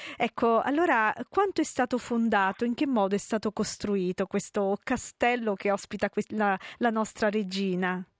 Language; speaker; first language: Italian; native; Italian